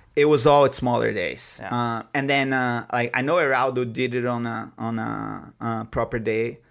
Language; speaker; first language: English; non-native, fluent; Portuguese